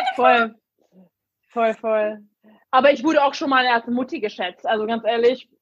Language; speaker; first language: German; non-native, fluent; English